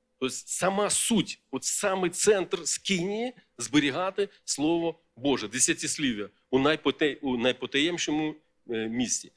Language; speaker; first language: Ukrainian; non-native, local second language; Russian